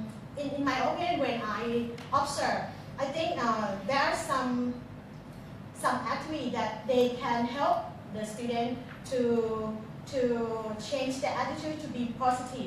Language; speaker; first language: English; non-native, fluent; Thai